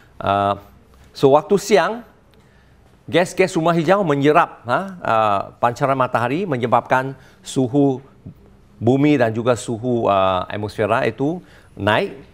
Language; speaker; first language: Malay; non-native, local second language; Chinese